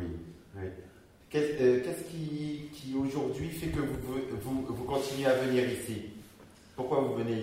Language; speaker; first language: French; native; French